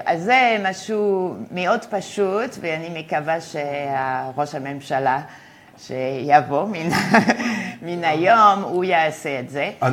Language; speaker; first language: Hebrew; non-native, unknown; French